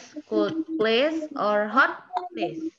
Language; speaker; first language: English; non-native, learner; Indonesian